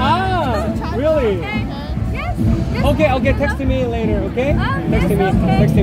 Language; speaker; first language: English; non-native, learner; Korean